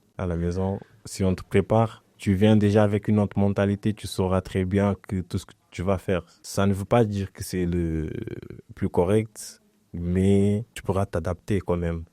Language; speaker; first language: French; non-native, fluent; Portuguese